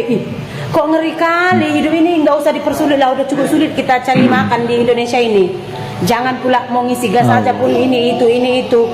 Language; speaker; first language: Indonesian; native; Indonesian